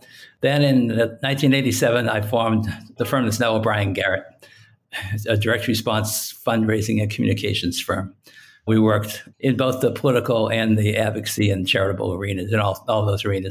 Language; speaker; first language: English; native; English